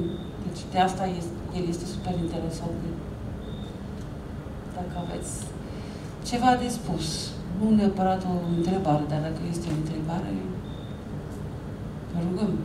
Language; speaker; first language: Romanian; non-native, fluent; French